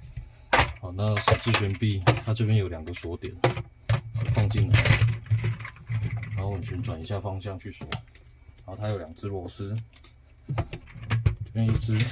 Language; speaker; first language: Chinese; native; Chinese